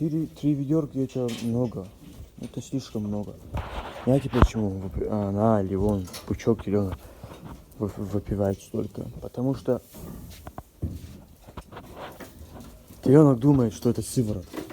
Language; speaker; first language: Russian; non-native, local second language; Ossetic